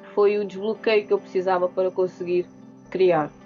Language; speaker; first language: Portuguese; non-native, local second language; Kabuverdianu